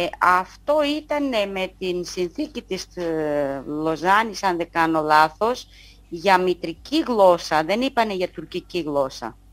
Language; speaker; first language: Greek; non-native, local second language; Bulgarian